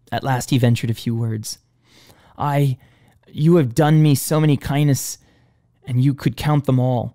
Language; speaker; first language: English; native; English